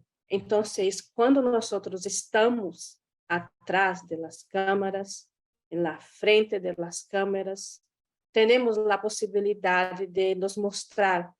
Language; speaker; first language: Spanish; non-native, fluent; Guarani